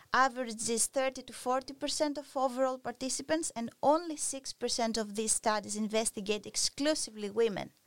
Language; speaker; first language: English; non-native, fluent; Greek